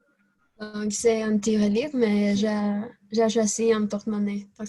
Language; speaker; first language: French; non-native, learner; Spanish